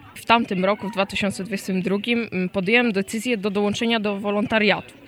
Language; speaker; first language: Polish; native; Polish